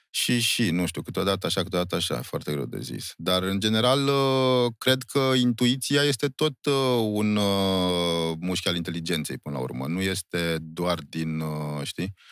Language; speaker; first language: Romanian; native; Romanian